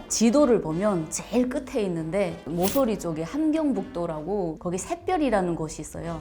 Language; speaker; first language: Korean; native; Korean